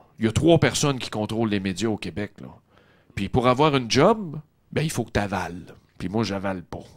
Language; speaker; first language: French; native; French